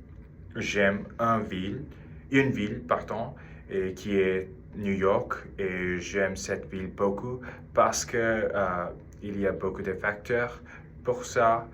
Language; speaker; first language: French; non-native, learner; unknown